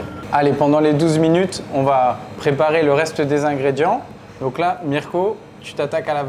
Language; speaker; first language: French; native; French